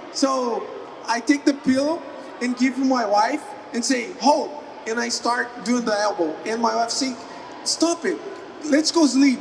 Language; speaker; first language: English; non-native, learner; Portuguese